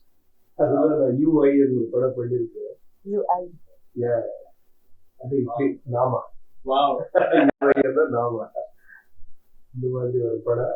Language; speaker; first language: Tamil; non-native, learner; Kannada